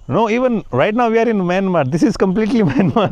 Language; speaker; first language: English; non-native, local second language; Hindi